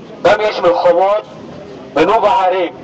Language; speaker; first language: Hebrew; non-native, learner; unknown